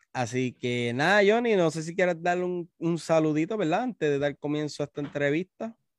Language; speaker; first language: Spanish; native; Spanish